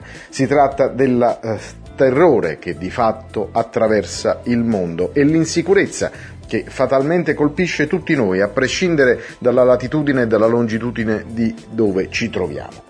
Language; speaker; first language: Italian; native; Italian